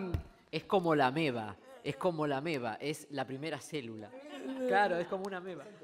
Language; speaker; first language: Catalan; non-native, fluent; Spanish